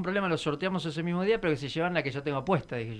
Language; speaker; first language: Spanish; native; Spanish